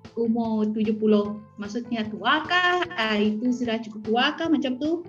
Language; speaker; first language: Malay; non-native, local second language; Iban